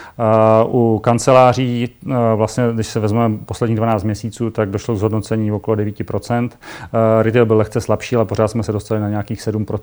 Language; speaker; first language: Czech; native; Czech